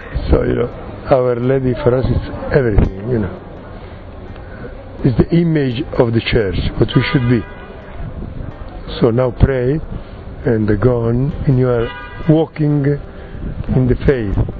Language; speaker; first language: English; non-native, fluent; Italian